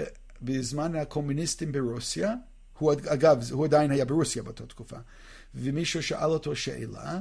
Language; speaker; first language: Hebrew; non-native, fluent; English